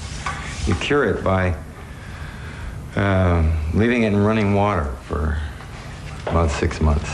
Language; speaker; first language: English; native; English